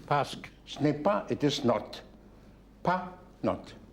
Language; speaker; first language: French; non-native, fluent; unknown